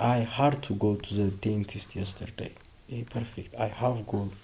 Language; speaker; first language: English; non-native, local second language; Amharic